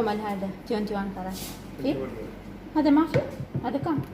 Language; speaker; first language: Arabic; non-native, learner; Amharic